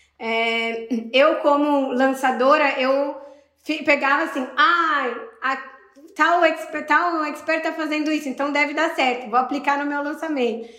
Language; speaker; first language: Portuguese; native; Portuguese